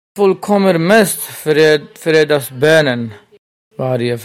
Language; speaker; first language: Swedish; non-native, local second language; Burmese